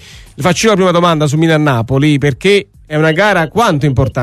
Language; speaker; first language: Italian; native; Italian